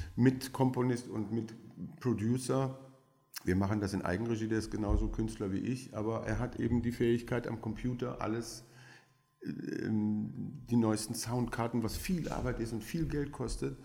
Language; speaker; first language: German; non-native, fluent; French